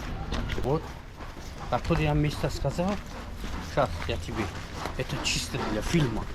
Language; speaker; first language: Russian; non-native, local second language; Tajik